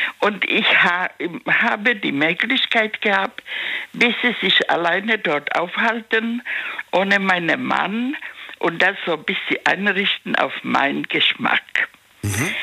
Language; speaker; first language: German; non-native, learner; Czech